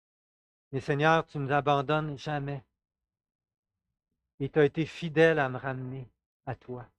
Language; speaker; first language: French; native; French